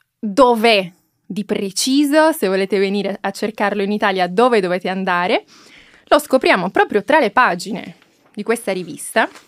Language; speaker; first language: Italian; native; Italian